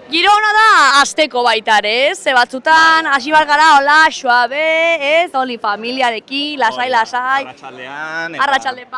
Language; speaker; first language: Basque; native; Basque